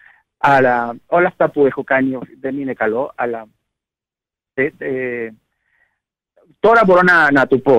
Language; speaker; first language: Greek; non-native, learner; Spanish